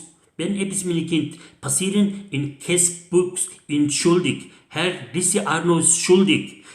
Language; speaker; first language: German; non-native, learner; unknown